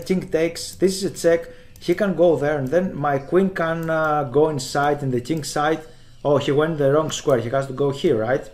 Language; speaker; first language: English; non-native, fluent; Greek